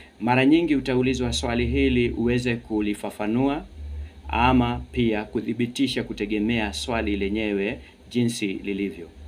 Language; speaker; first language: Swahili; non-native, local second language; Kikuyu